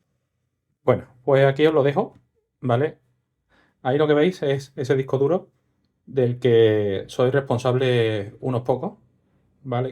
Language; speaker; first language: Spanish; native; Spanish